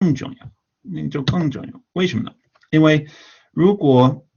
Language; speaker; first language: Chinese; non-native, fluent; English